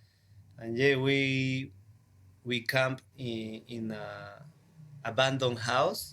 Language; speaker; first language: English; non-native, learner; Spanish